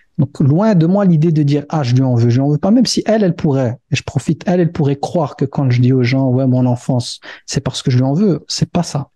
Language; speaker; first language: French; early bilingual, other home language; Arabic